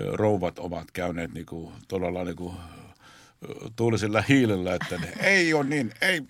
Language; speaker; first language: Finnish; non-native, fluent; Arabic